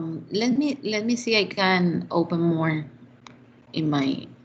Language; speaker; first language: English; non-native, learner; Spanish